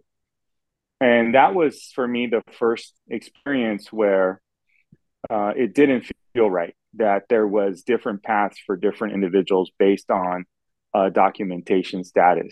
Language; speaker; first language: English; native; English